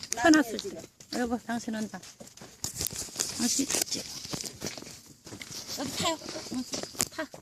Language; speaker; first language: Korean; native; Korean